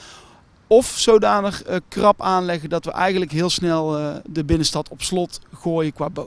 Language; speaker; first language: Dutch; native; Dutch